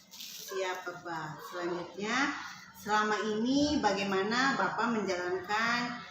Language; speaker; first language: Indonesian; native; Indonesian